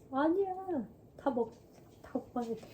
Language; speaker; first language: Korean; non-native, learner; Japanese